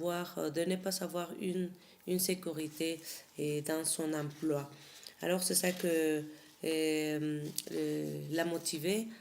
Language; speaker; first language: French; non-native, fluent; Spanish